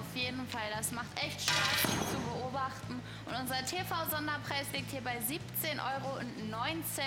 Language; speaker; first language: German; native; German